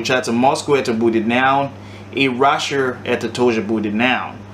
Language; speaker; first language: Russian; non-native, learner; English